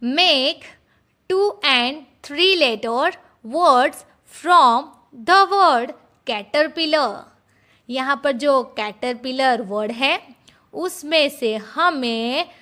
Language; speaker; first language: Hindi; non-native, local second language; Gujarati